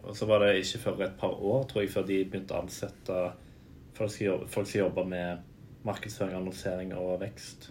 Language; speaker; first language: Norwegian; native; Norwegian